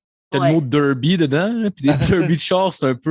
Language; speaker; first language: French; native; French